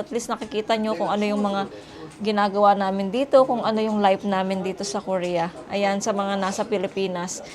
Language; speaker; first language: Filipino; native; Filipino